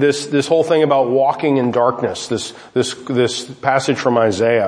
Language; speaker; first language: English; native; English